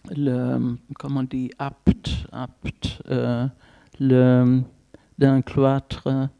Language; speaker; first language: French; non-native, fluent; German